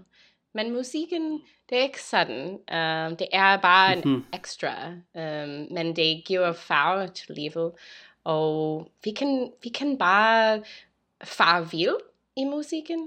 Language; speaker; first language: Danish; non-native, learner; English